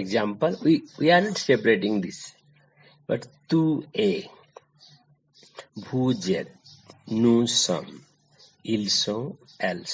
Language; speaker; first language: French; non-native, learner; Nepali